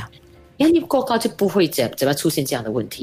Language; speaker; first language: Chinese; native; Chinese